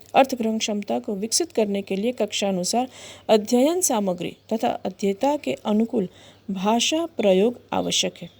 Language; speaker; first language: Hindi; non-native, local second language; Gujarati